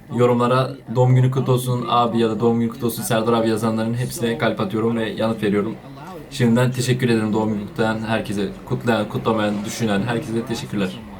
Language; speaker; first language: Turkish; native; Turkish